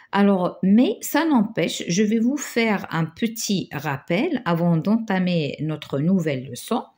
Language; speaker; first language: French; non-native, local second language; Arabic